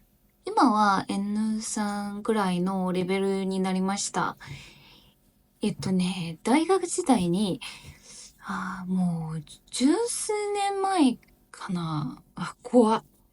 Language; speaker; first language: Japanese; non-native, learner; Chinese